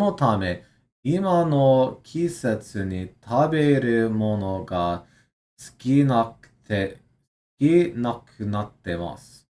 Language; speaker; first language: Japanese; non-native, learner; English